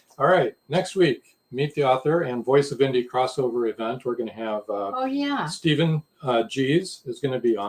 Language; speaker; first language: English; native; English